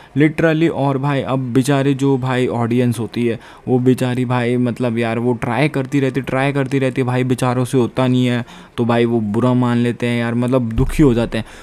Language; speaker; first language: Hindi; non-native, local second language; Punjabi